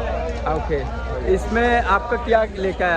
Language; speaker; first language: Hindi; non-native, learner; Bangla